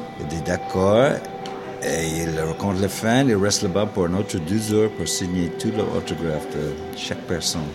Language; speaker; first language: French; non-native, learner; English